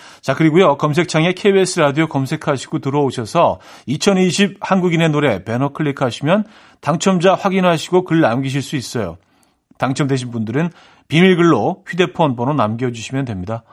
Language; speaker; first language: Korean; native; Korean